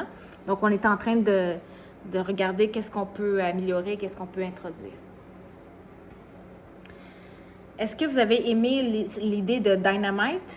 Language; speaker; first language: French; native; French